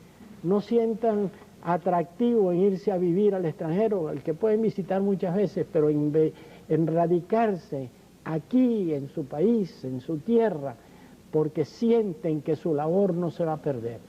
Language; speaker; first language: Spanish; native; Spanish